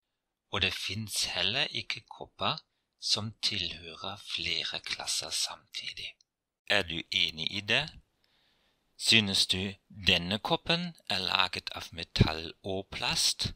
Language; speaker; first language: Norwegian; non-native, fluent; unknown